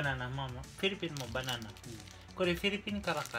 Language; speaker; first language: Japanese; non-native, local second language; Filipino